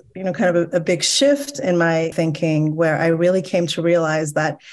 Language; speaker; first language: English; early bilingual, other home language; Persian